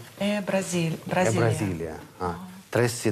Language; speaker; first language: Portuguese; non-native, fluent; Russian